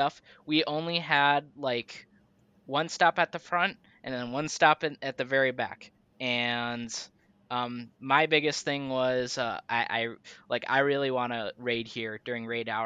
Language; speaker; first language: English; native; English